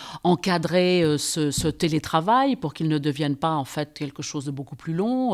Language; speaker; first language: French; native; French